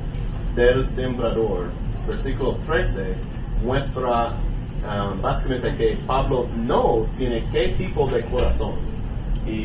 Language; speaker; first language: Spanish; non-native, learner; English